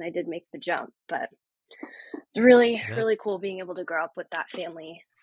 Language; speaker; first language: English; native; English